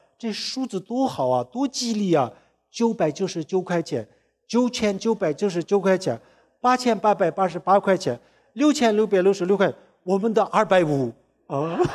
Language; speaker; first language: Chinese; non-native, local second language; Tibetan